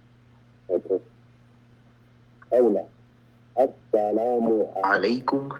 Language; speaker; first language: Arabic; non-native, learner; English